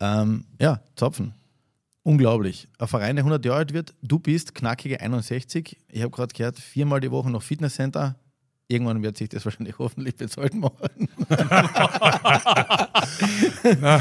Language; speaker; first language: German; native; German